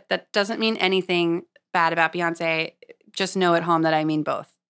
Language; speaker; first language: English; native; English